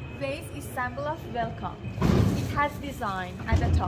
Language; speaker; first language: English; non-native, fluent; Persian